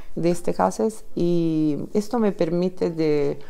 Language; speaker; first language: Spanish; non-native, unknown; Italian